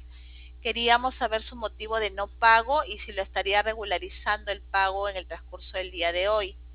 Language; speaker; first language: Spanish; native; Spanish